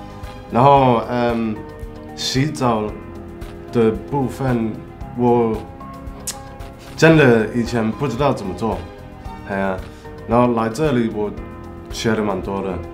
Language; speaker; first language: Chinese; non-native, fluent; English